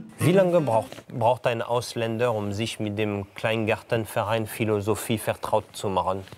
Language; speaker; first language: German; non-native, fluent; French